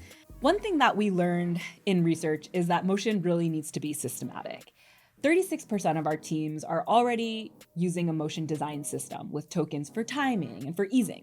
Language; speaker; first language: English; native; English